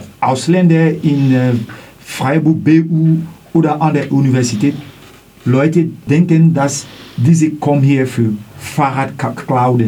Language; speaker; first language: German; non-native, learner; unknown